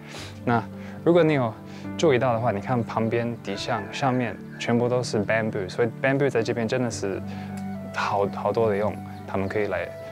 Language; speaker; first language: Chinese; early bilingual, heritage; Chinese